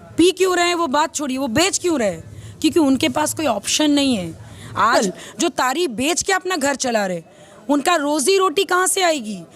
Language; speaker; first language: Hindi; native; Hindi